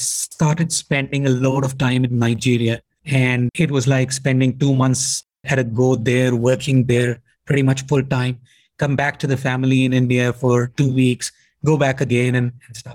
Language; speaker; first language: English; non-native, local second language; Hindi